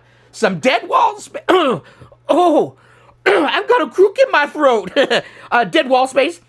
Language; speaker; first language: English; native; English